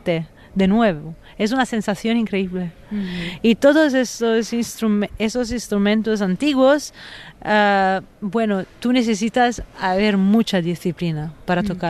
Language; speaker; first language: Spanish; non-native, fluent; Italian